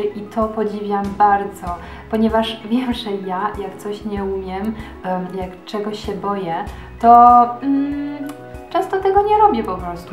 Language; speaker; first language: Polish; early bilingual, heritage; Polish